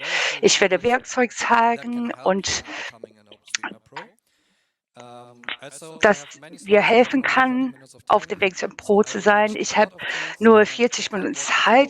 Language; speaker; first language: German; non-native, learner; English